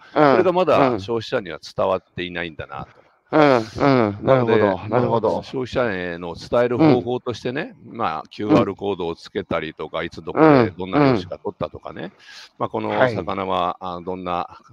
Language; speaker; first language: Japanese; native; Japanese